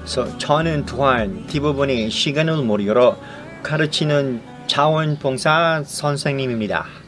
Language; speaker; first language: Korean; non-native, fluent; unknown